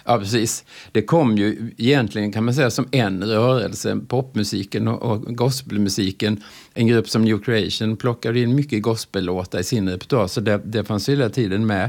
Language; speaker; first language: Swedish; native; Swedish